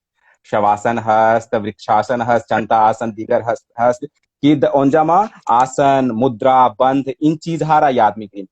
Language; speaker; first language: Persian; non-native, fluent; Hindi